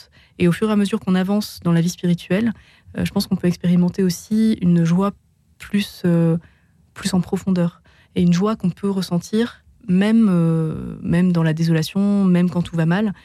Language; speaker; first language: French; native; French